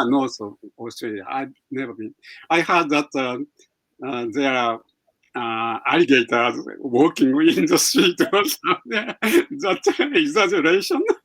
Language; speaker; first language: English; non-native, fluent; Japanese